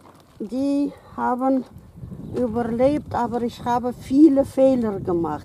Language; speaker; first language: German; non-native, fluent; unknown